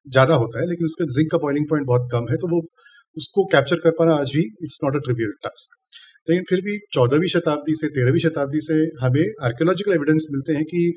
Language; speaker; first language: Hindi; non-native, local second language; Tamil